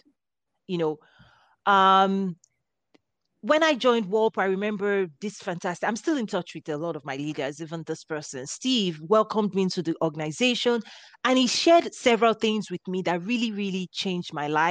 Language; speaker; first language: English; non-native, local second language; Yoruba